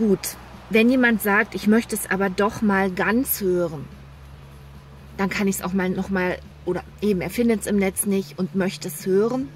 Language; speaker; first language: German; native; German